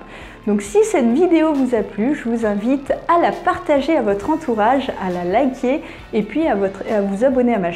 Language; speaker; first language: French; native; French